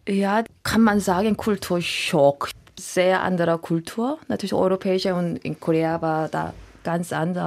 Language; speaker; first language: German; non-native, fluent; Korean